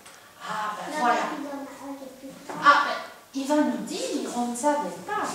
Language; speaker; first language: French; native; French